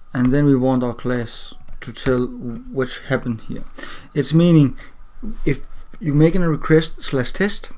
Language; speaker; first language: English; non-native, learner; Danish